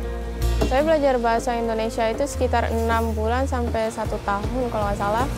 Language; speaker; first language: Indonesian; early bilingual, other home language; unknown